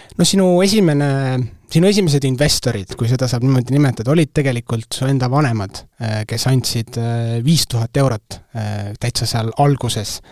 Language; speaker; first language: Estonian; native; Estonian